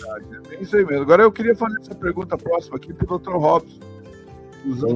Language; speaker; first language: Portuguese; native; Portuguese